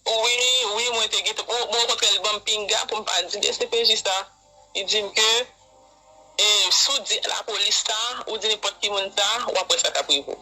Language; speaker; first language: Haitian Creole; native; Haitian Creole